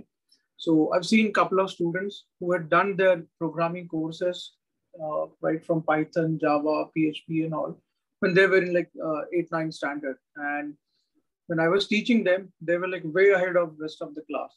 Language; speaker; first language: English; non-native, local second language; Marathi